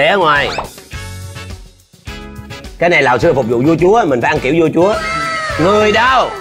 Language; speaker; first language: Vietnamese; native; Vietnamese